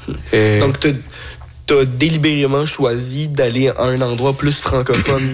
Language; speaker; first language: French; native; French